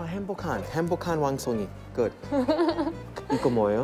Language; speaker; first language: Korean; non-native, learner; English